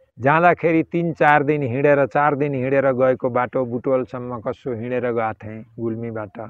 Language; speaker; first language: Nepali; native; Nepali